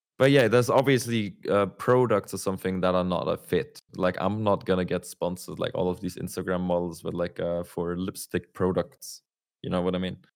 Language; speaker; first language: English; non-native, fluent; German